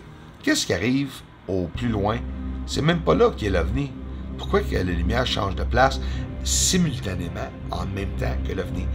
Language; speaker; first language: French; native; French